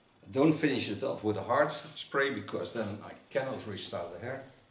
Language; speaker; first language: English; non-native, fluent; Dutch